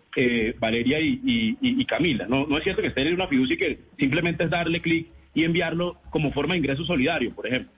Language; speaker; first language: Spanish; native; Spanish